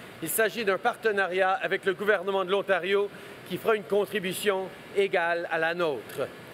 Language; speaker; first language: French; early bilingual, heritage; French